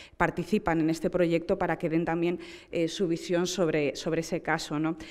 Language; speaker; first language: Spanish; native; Spanish